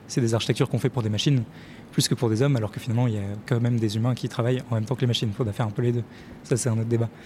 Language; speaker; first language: French; native; French